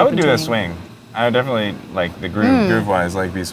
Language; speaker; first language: English; native; English